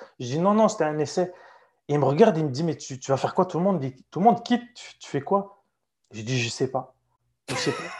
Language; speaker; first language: French; non-native, local second language; Arabic